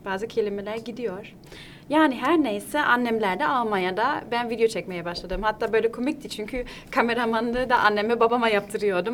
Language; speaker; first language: Turkish; non-native, fluent; German